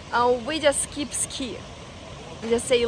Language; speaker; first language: English; non-native, fluent; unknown